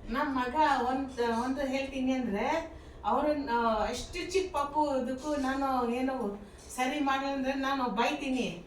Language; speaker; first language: Kannada; non-native, learner; Manipuri